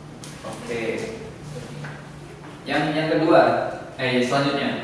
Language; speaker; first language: Indonesian; native; Indonesian